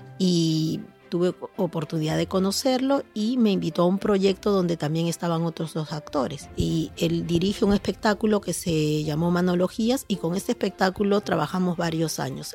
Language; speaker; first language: Spanish; native; Spanish